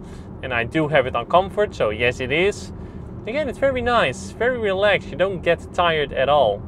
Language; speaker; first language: English; non-native, fluent; Dutch